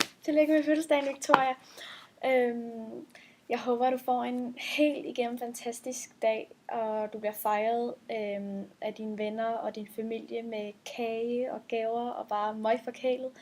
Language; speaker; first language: Danish; native; Danish